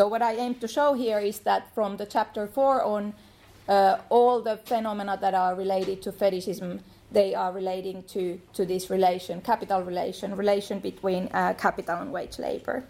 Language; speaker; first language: English; non-native, fluent; Finnish